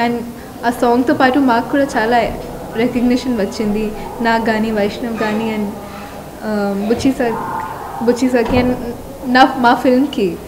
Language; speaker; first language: Telugu; non-native, fluent; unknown